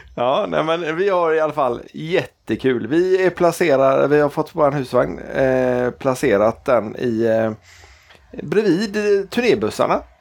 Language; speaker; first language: Swedish; native; Swedish